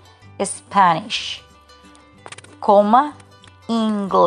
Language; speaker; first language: English; non-native, learner; Spanish